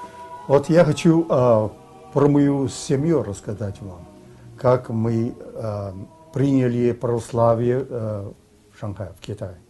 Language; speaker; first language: Russian; early bilingual, heritage; Russian